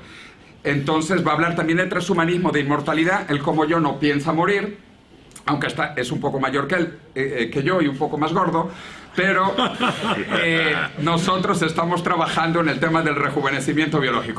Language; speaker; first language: Spanish; native; Spanish